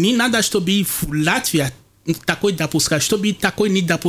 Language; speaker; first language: Russian; non-native, fluent; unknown